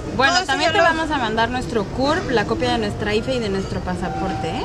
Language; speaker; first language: Spanish; native; Spanish